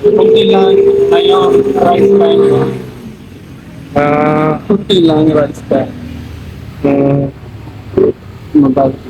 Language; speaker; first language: Filipino; non-native, learner; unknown